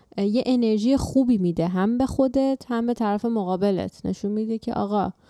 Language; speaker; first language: Persian; native; Persian